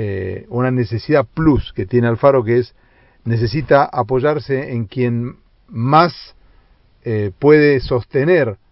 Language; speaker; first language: Spanish; native; Spanish